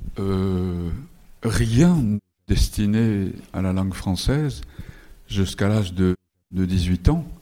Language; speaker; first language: French; non-native, fluent; Japanese